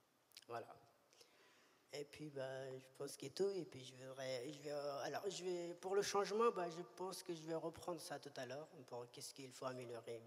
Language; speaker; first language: French; early bilingual, other home language; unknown